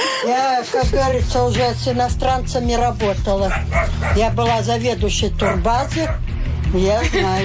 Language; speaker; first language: Russian; native; Russian